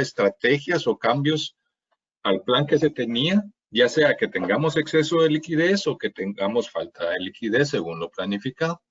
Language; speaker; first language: Spanish; native; Spanish